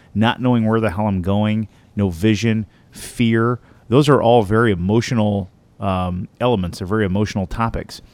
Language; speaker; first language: English; native; English